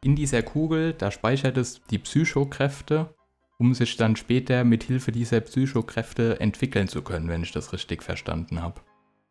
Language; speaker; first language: German; native; German